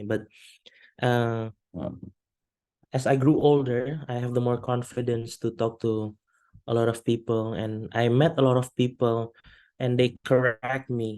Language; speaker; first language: English; non-native, fluent; Indonesian